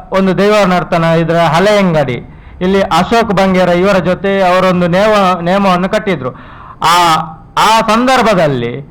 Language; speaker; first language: Kannada; non-native, local second language; Tulu